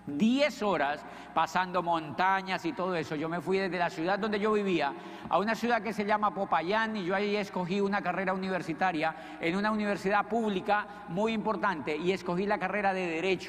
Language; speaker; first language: Spanish; native; Spanish